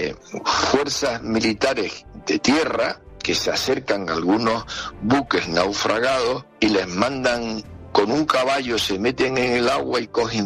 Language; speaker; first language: Spanish; native; Spanish